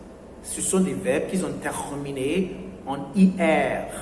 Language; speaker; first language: French; non-native, fluent; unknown